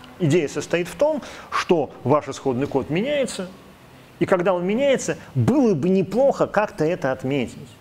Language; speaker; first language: Russian; native; Russian